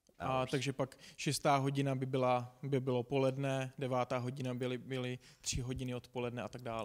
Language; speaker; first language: Czech; non-native, fluent; English